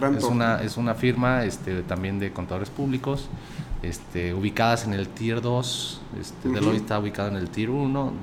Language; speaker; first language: Spanish; native; Spanish